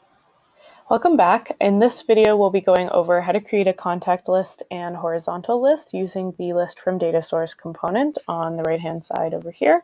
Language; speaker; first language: English; native; English